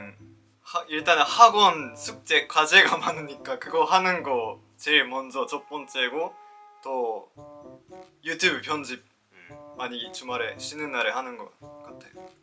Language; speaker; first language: Korean; non-native, fluent; Japanese